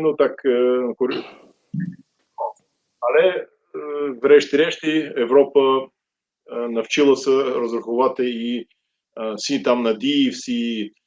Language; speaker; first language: Ukrainian; non-native, fluent; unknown